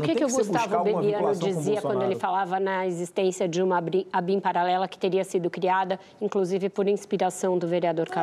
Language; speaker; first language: Portuguese; native; Portuguese